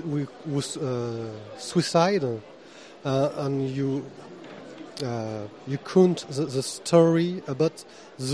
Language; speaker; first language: English; non-native, fluent; French